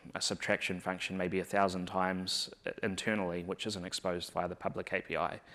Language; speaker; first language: English; native; English